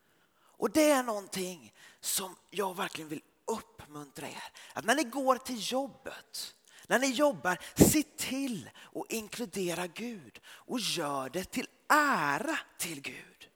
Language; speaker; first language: Swedish; early bilingual, heritage; Swedish